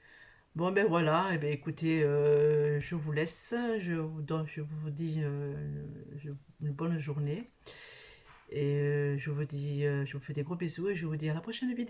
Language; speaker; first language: French; native; French